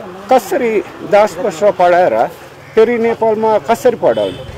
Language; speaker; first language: Nepali; non-native, local second language; Tibetan